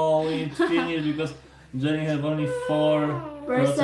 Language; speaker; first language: English; non-native, learner; Polish